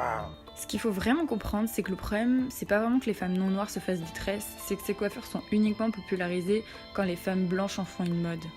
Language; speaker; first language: French; native; French